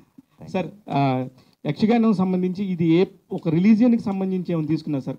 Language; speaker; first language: Telugu; native; Telugu